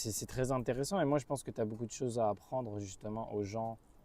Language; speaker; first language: French; native; French